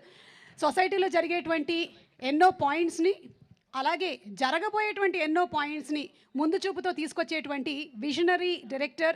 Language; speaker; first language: Telugu; native; Telugu